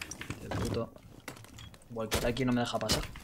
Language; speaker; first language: Spanish; native; Spanish